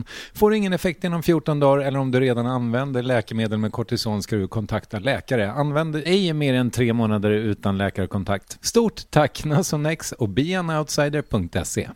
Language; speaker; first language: Swedish; native; Swedish